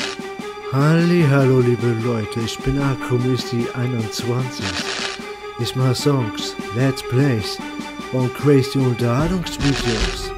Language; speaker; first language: German; native; German